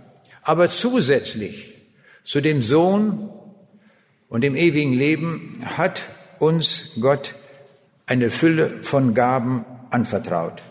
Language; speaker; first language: German; native; German